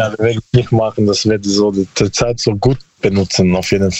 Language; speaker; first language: German; non-native, learner; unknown